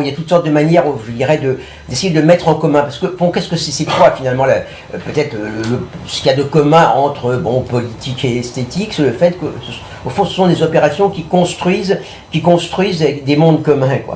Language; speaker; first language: French; native; French